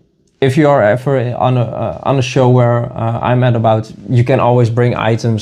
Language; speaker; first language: English; non-native, fluent; Dutch